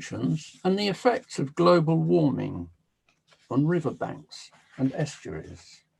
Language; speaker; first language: English; native; English